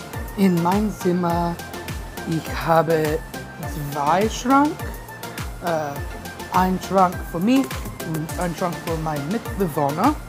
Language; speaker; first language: German; non-native, learner; English